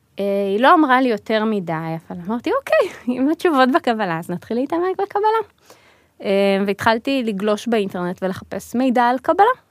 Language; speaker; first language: Hebrew; early bilingual, other home language; Russian